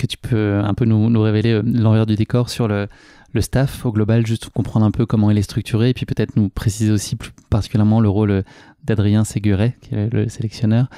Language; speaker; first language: French; native; French